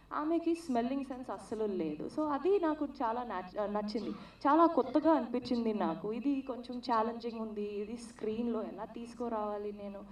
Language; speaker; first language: Telugu; non-native, learner; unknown